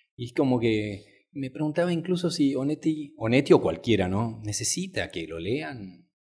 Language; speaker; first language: Spanish; native; Spanish